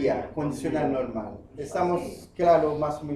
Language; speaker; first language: Spanish; non-native, fluent; Haitian Creole